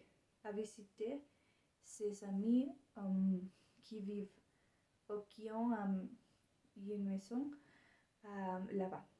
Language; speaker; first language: French; non-native, learner; Spanish